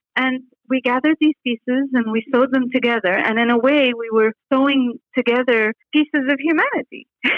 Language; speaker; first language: English; non-native, fluent; Arabic